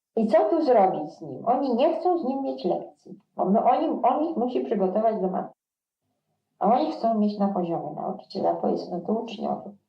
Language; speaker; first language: Polish; non-native, local second language; German